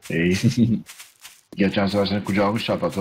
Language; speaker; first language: Turkish; native; Turkish